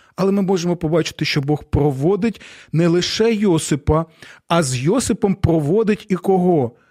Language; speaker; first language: Ukrainian; non-native, local second language; Russian